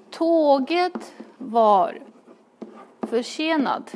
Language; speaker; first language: Swedish; non-native, fluent; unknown